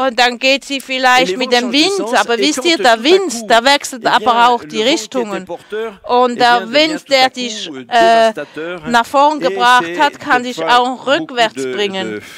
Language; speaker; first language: German; non-native, fluent; French